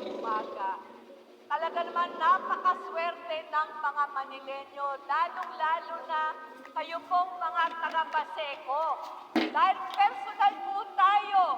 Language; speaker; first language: Filipino; native; Filipino